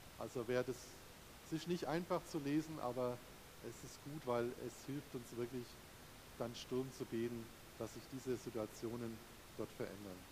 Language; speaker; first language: German; native; German